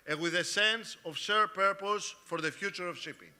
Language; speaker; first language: English; non-native, fluent; Greek